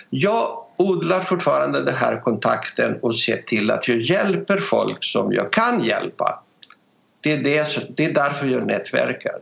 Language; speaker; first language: Swedish; non-native, fluent; Greek